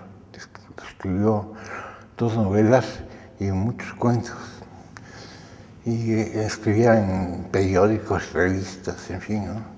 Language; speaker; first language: Spanish; early bilingual, other home language; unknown